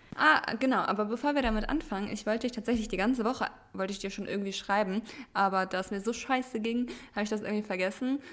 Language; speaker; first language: German; early bilingual, other home language; Russian